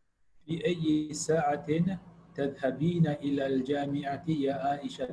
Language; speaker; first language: Arabic; non-native, learner; English